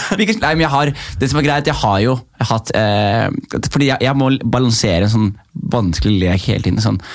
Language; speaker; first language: Norwegian; early bilingual, other home language; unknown